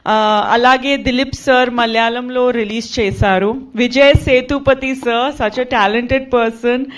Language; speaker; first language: Telugu; non-native, local second language; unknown